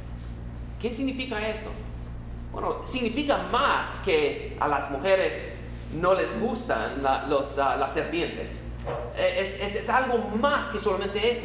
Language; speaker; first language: Spanish; non-native, fluent; English